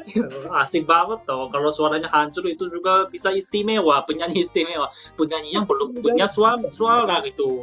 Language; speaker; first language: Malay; non-native, fluent; Korean